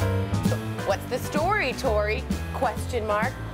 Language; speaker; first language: English; native; English